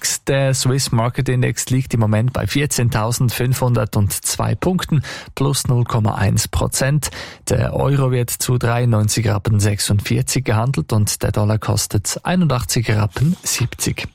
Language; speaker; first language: German; native; German